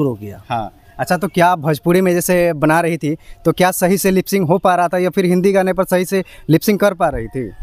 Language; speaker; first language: Hindi; native; Hindi